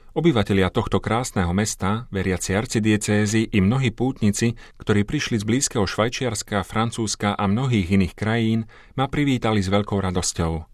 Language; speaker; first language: Slovak; native; Slovak